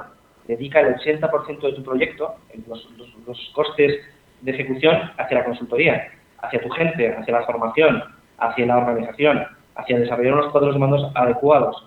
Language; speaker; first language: Spanish; native; Spanish